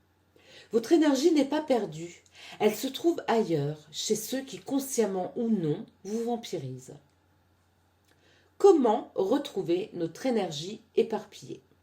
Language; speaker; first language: French; native; French